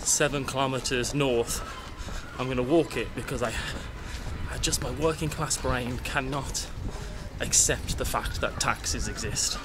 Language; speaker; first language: English; native; English